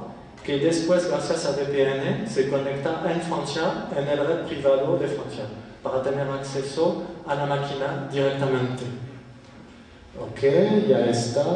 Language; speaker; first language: Spanish; non-native, fluent; French